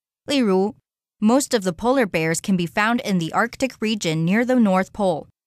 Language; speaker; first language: English; non-native, fluent; Chinese